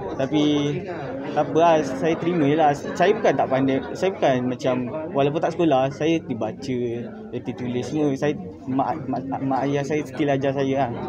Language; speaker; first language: Malay; native; Malay